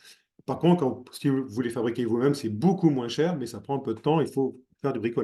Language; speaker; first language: French; native; French